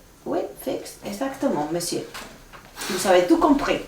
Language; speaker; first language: French; non-native, fluent; Spanish